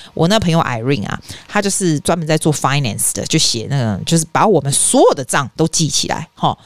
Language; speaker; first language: Chinese; native; Chinese